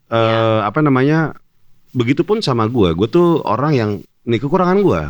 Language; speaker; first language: Indonesian; native; Indonesian